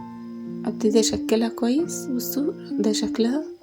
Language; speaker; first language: Arabic; native; Arabic